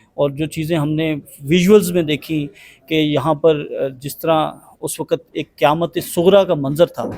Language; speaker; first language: Urdu; non-native, local second language; Pashto